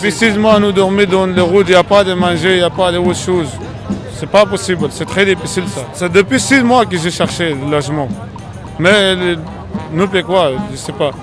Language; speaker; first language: French; non-native, learner; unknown